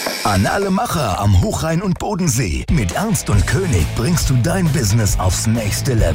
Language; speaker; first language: German; native; German